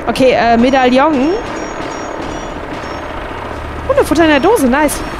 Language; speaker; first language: German; native; German